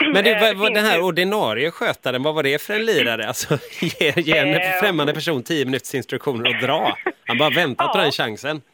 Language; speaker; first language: Swedish; native; Swedish